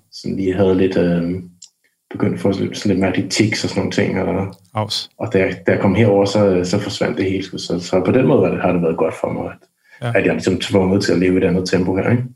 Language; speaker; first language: Danish; native; Danish